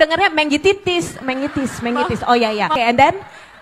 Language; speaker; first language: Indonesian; native; Indonesian